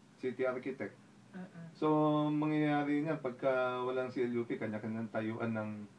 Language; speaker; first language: Filipino; non-native, local second language; Pangasinan